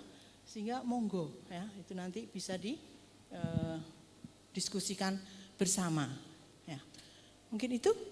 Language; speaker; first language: Indonesian; native; Indonesian